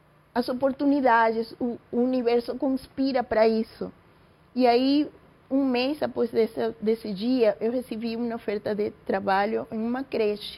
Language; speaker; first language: Portuguese; non-native, fluent; Spanish